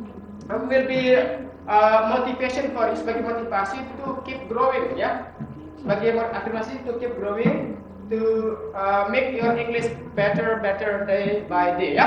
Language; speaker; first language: English; non-native, fluent; Indonesian